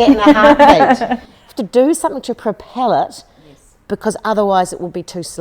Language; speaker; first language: English; native; English